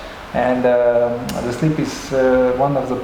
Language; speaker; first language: English; non-native, learner; French